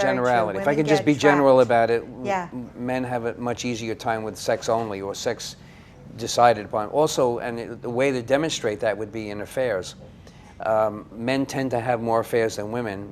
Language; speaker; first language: English; native; English